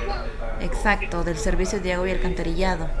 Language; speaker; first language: Spanish; native; Spanish